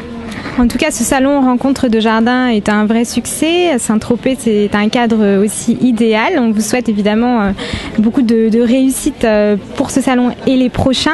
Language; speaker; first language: French; native; French